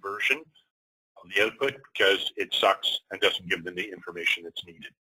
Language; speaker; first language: English; native; English